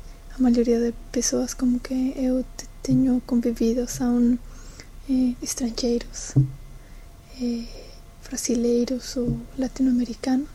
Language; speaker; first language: Portuguese; non-native, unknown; Spanish